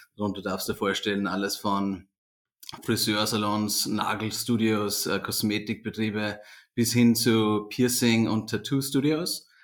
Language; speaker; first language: German; native; German